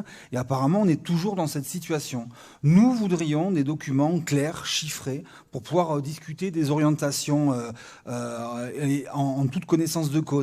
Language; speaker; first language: French; native; French